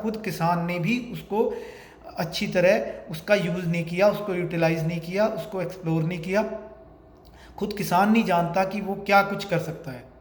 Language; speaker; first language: Hindi; native; Hindi